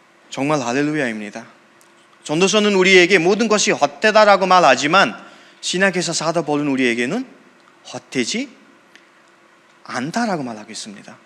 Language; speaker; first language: Korean; non-native, fluent; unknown